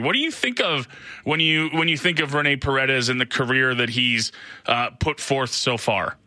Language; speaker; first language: English; native; English